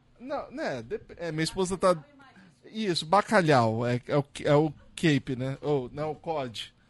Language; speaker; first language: Portuguese; native; Portuguese